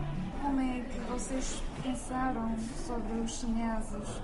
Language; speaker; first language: Portuguese; non-native, fluent; Chinese